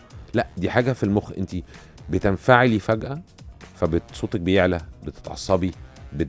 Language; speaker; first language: Arabic; native; Arabic